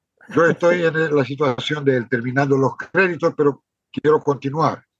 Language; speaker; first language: Spanish; non-native, fluent; Romanian